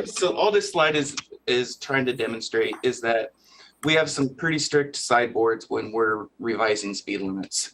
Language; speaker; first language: English; native; English